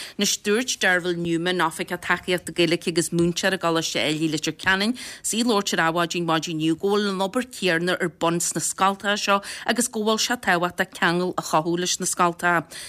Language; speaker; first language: Irish; native; Irish